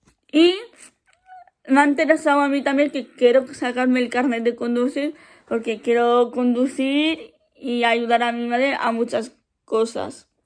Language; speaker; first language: Spanish; early bilingual, other home language; Arabic